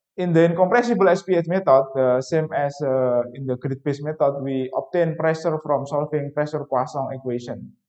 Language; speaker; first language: English; non-native, fluent; Indonesian